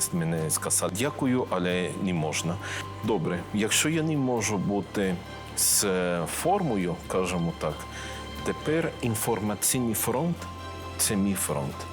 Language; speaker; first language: Ukrainian; non-native, learner; Spanish